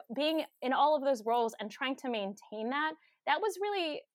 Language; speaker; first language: English; early bilingual, other home language; Filipino